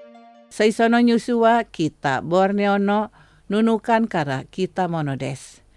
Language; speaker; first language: Japanese; non-native, fluent; Indonesian